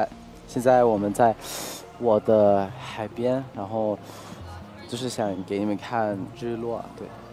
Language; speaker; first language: Chinese; non-native, fluent; Thai